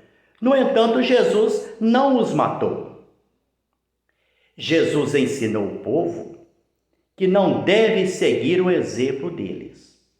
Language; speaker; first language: Portuguese; native; Portuguese